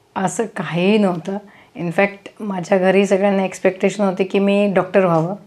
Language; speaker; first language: Marathi; native; Marathi